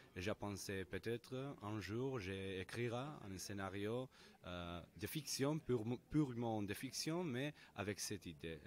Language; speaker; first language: French; non-native, learner; Spanish